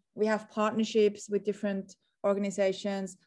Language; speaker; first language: English; non-native, fluent; Swiss German